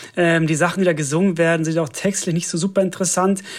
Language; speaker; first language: German; non-native, fluent; Finnish